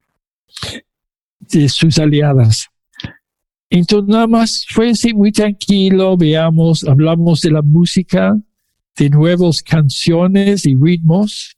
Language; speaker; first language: Spanish; non-native, fluent; English